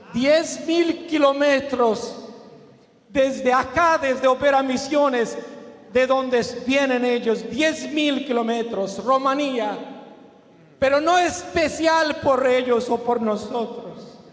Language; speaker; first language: Spanish; non-native, learner; Romanian